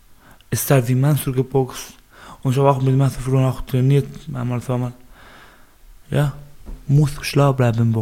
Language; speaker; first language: German; non-native, learner; Baluchi